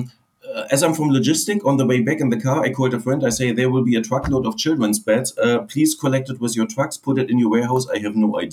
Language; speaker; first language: English; non-native, fluent; German